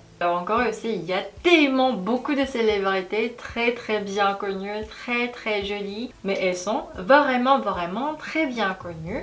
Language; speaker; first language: French; non-native, fluent; Korean